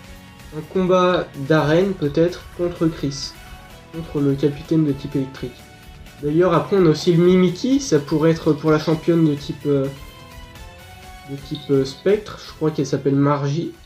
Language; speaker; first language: French; native; French